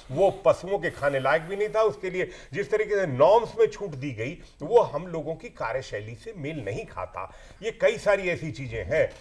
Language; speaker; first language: Hindi; native; Hindi